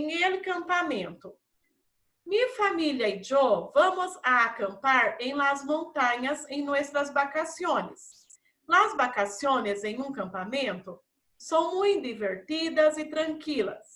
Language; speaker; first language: Spanish; non-native, fluent; Portuguese